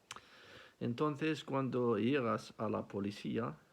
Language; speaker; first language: Spanish; non-native, learner; Arabic